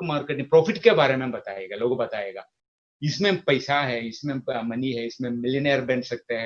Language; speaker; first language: Hindi; non-native, local second language; Malayalam